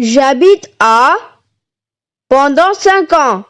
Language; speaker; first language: French; non-native, learner; Tamil